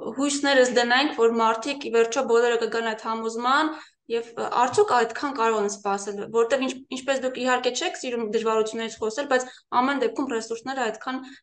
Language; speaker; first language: Armenian; native; Armenian